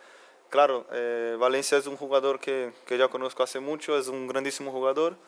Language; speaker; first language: Spanish; non-native, fluent; Portuguese